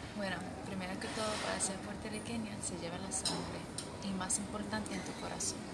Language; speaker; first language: Spanish; early bilingual, heritage; English